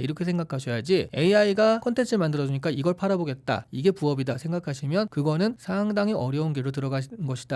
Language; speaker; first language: Korean; native; Korean